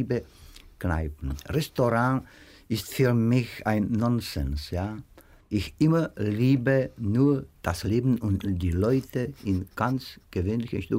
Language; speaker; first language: German; non-native, fluent; Czech